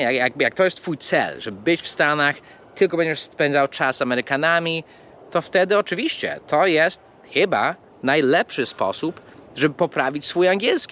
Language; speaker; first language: Polish; early bilingual, heritage; English